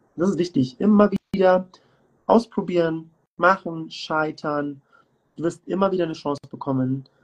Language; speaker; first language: German; early bilingual, other home language; Turkish